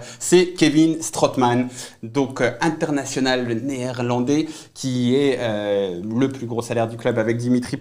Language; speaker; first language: French; native; French